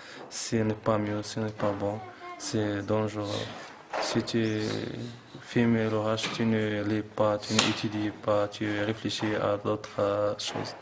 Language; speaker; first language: French; non-native, learner; Arabic